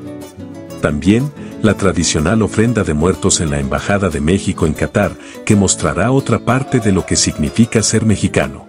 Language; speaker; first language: Spanish; native; Spanish